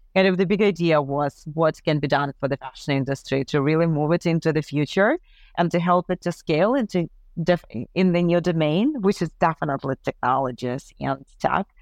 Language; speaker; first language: English; non-native, fluent; Ukrainian